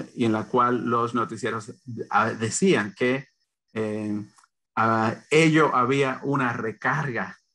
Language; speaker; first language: Spanish; native; Spanish